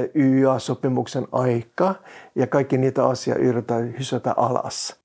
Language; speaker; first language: Finnish; non-native, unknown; Norwegian